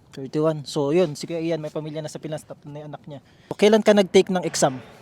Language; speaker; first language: Filipino; native; Filipino